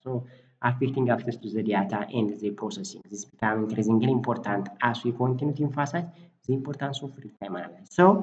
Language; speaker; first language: English; non-native, local second language; Amharic